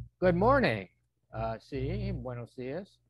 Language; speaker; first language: Spanish; non-native, fluent; English